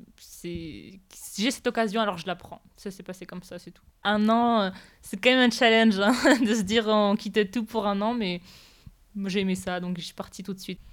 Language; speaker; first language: French; native; French